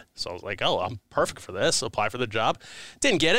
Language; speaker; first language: English; native; English